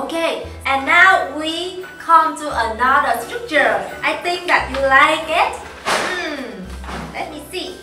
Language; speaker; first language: English; non-native, fluent; Vietnamese